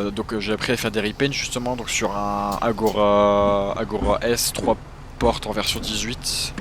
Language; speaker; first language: French; native; French